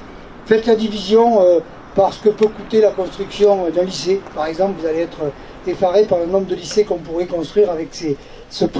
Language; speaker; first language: French; native; French